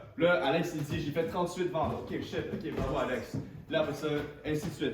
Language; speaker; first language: French; native; French